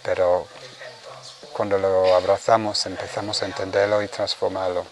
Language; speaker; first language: Spanish; non-native, fluent; Vietnamese